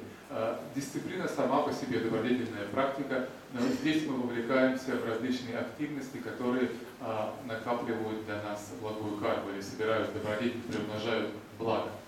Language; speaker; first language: Russian; native; Russian